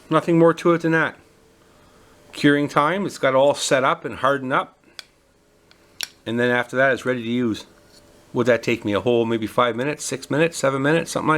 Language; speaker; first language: English; native; English